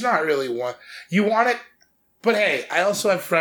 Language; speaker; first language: English; native; English